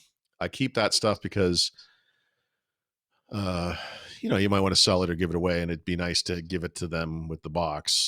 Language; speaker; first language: English; native; English